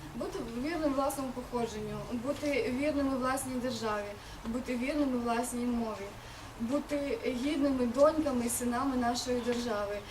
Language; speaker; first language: Ukrainian; non-native, local second language; Russian